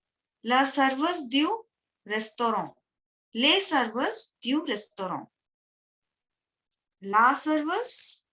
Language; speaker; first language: French; non-native, fluent; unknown